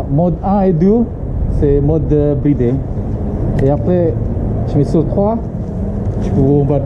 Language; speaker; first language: French; non-native, learner; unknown